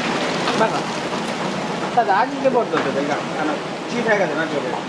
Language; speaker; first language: Japanese; native; Japanese